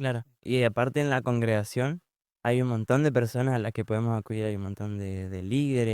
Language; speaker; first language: Spanish; native; Spanish